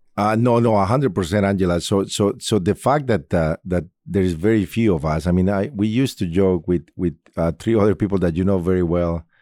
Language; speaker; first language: English; non-native, fluent; Spanish